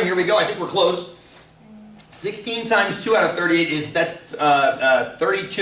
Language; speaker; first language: English; native; English